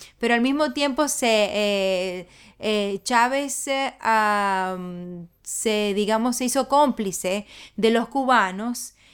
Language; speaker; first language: Spanish; native; Spanish